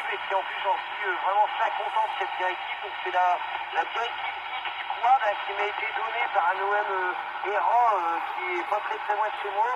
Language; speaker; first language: French; native; French